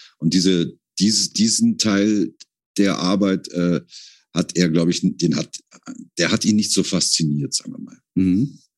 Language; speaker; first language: German; native; German